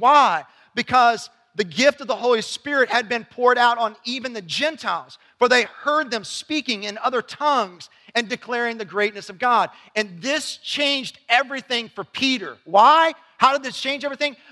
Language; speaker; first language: English; native; English